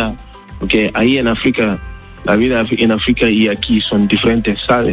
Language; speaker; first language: Spanish; non-native, learner; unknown